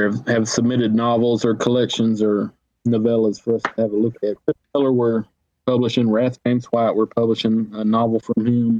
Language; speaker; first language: English; native; English